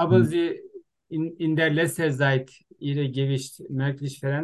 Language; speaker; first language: German; non-native, learner; Turkish